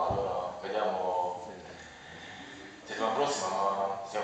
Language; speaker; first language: Italian; non-native, learner; Norwegian